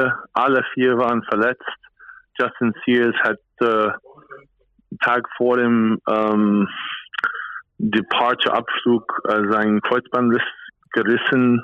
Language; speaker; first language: German; non-native, fluent; English